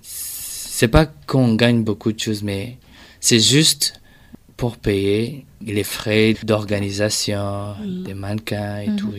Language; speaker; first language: French; non-native, local second language; Rundi